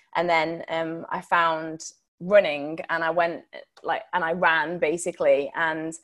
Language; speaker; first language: English; native; English